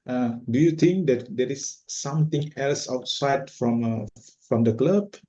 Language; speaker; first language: English; non-native, fluent; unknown